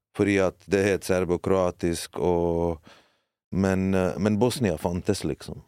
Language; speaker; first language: Norwegian; early bilingual, other home language; Bosnian